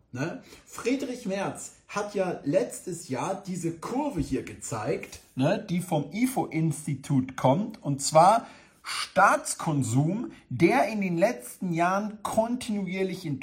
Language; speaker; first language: German; native; German